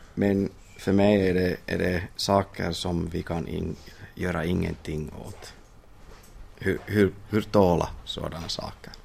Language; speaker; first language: Swedish; non-native, local second language; Finnish